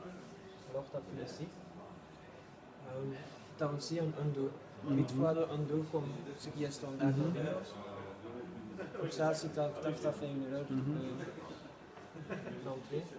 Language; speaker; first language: French; non-native, fluent; Dutch